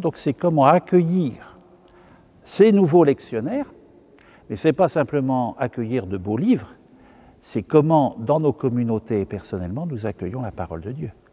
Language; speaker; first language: French; native; French